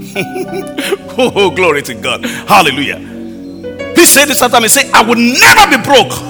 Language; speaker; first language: English; non-native, local second language; Yoruba